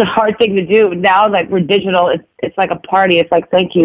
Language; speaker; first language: English; non-native, local second language; Filipino